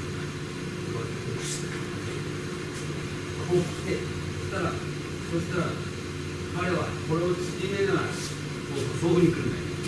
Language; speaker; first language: Japanese; native; Japanese